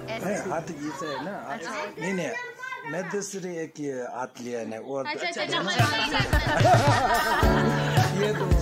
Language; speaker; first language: Hindi; non-native, learner; Tibetan